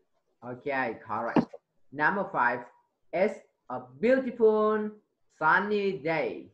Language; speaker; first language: English; non-native, fluent; Vietnamese